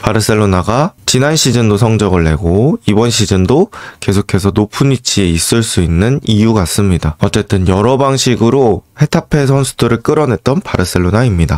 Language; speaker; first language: Korean; native; Korean